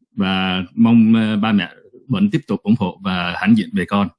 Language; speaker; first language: Vietnamese; early bilingual, heritage; Vietnamese